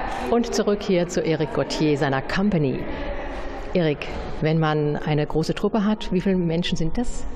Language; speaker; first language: German; native; German